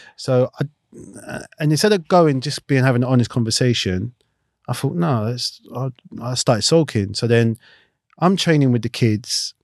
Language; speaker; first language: English; native; English